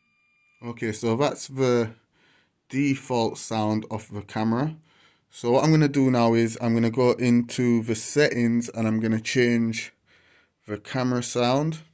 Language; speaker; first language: English; native; English